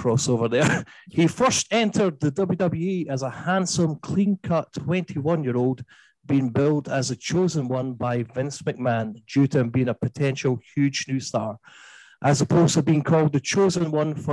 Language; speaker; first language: English; native; English